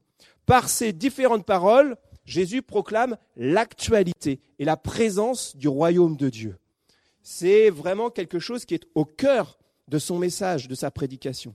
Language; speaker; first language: French; native; French